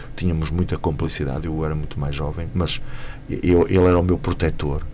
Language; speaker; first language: Portuguese; native; Portuguese